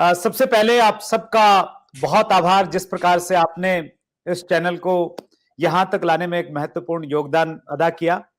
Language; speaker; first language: Hindi; native; Hindi